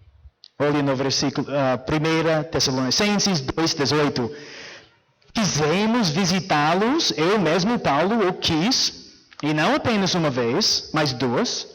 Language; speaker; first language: Portuguese; non-native, fluent; English